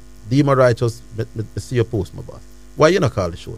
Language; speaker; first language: English; native; English